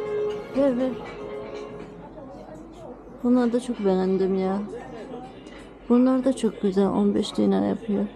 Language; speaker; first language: Turkish; non-native, learner; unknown